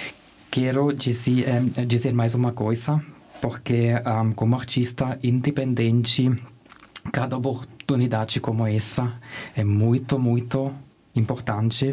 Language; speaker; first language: Portuguese; non-native, fluent; German